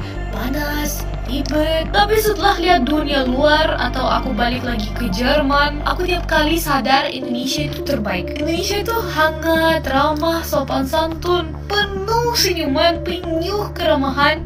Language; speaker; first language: Indonesian; non-native, fluent; German